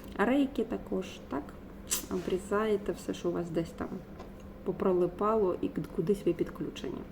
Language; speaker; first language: Ukrainian; non-native, local second language; Russian